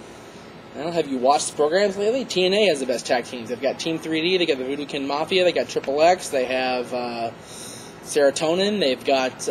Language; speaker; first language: English; native; English